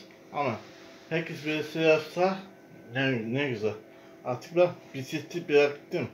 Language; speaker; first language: Turkish; non-native, learner; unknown